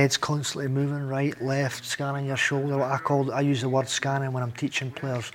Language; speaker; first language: English; native; English